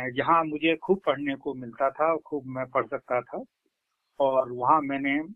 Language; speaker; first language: Hindi; native; Hindi